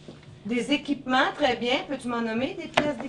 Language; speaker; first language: French; native; French